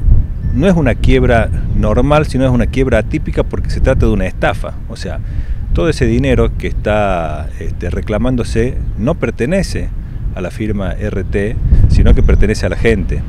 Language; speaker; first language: Spanish; native; Spanish